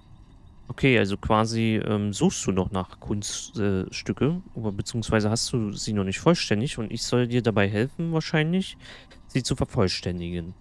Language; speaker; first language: German; native; German